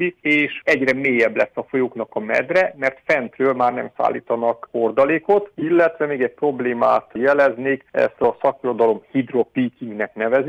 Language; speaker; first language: Hungarian; native; Hungarian